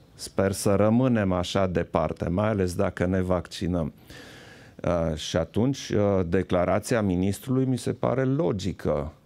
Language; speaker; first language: Romanian; non-native, local second language; German